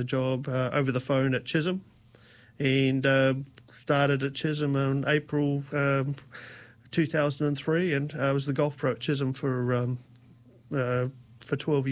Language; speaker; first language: English; native; English